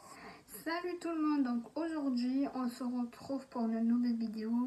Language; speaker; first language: French; native; French